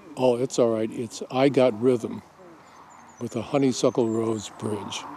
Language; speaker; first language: English; native; English